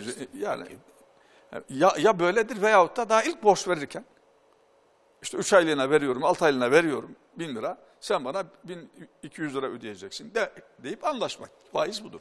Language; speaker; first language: Turkish; native; Turkish